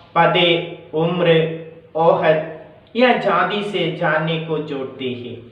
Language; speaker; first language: Hindi; non-native, local second language; Malayalam